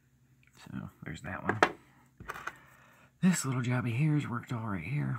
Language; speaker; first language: English; native; English